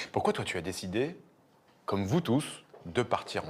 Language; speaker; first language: French; native; French